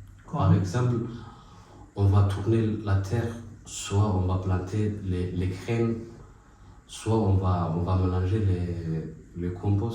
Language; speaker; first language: French; non-native, fluent; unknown